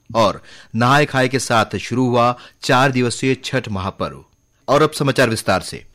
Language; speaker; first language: Hindi; native; Hindi